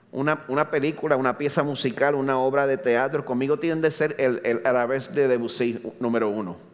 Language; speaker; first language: Spanish; native; Spanish